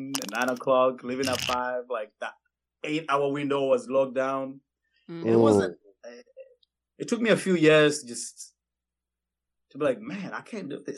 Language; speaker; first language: English; non-native, local second language; Kinyarwanda